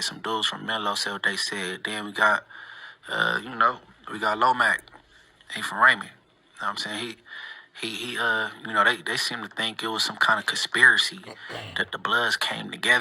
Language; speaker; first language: English; native; English